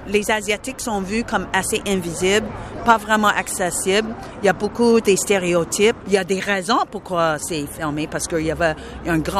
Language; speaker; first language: French; non-native, local second language; English